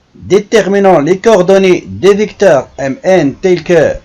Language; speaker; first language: French; non-native, local second language; Arabic